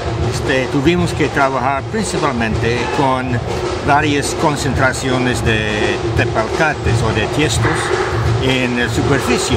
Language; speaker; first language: Spanish; non-native, fluent; English